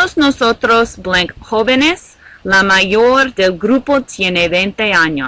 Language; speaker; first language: Spanish; non-native, fluent; English